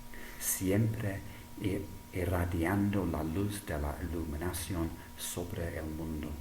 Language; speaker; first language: Spanish; non-native, fluent; English